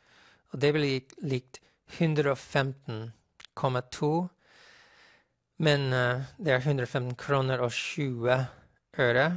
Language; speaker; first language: Norwegian; non-native, fluent; English